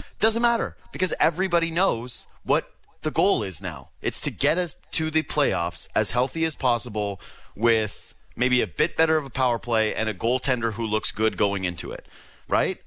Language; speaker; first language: English; native; English